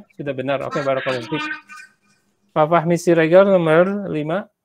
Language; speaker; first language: Indonesian; native; Indonesian